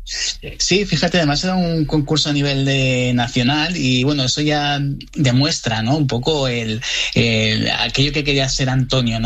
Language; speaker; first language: Spanish; native; Spanish